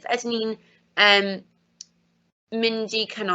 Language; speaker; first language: Welsh; non-native, fluent; English